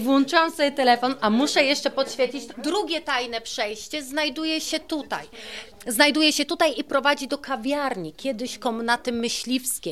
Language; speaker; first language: Polish; native; Polish